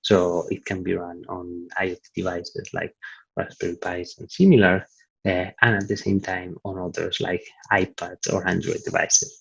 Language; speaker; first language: English; non-native, fluent; Italian